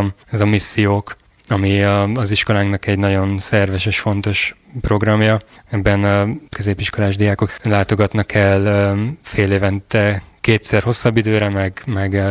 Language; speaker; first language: Hungarian; native; Hungarian